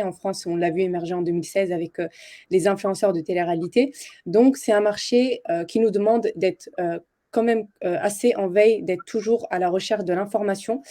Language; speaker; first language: French; native; French